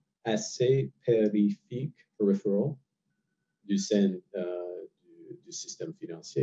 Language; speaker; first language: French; non-native, fluent; English